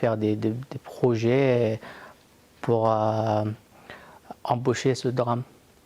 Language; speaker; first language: French; non-native, fluent; Arabic